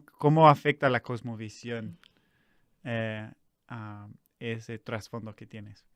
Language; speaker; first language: Spanish; non-native, fluent; English